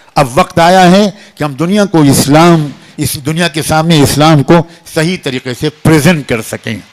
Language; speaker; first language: Urdu; native; Urdu